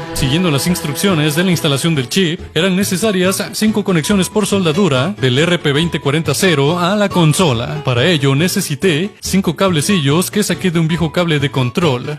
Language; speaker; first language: Spanish; native; Spanish